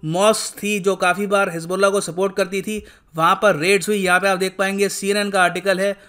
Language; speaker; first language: Hindi; native; Hindi